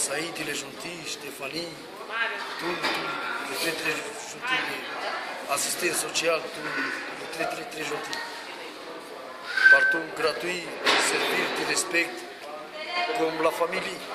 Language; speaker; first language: French; non-native, learner; Romanian